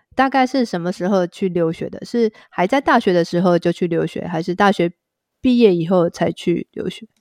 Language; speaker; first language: Chinese; native; Chinese